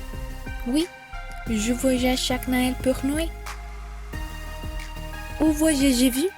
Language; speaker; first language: French; non-native, fluent; Spanish